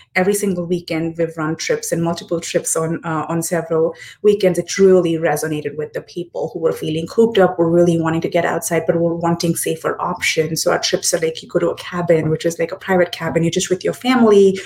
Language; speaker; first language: English; non-native, local second language; Hindi